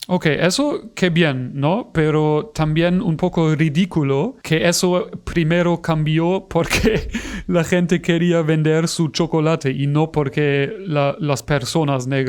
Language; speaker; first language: Spanish; non-native, fluent; German